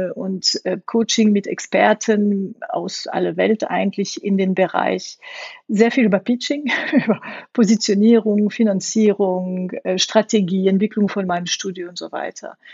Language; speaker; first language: German; non-native, fluent; French